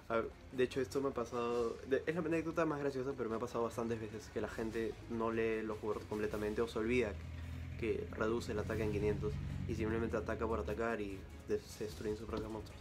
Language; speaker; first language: Spanish; native; Spanish